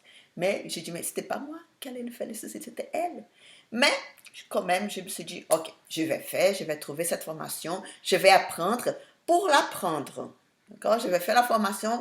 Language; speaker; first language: French; non-native, fluent; Portuguese